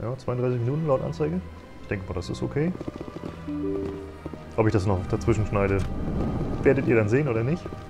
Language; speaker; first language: German; native; German